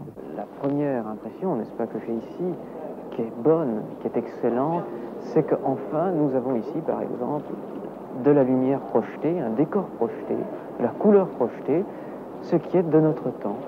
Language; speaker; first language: French; native; French